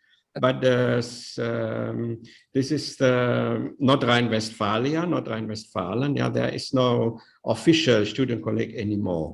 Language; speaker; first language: English; non-native, fluent; Indonesian